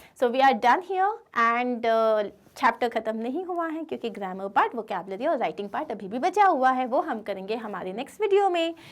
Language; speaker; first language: Hindi; non-native, local second language; Telugu